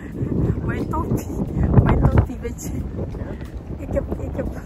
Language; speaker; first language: Dutch; non-native, fluent; Indonesian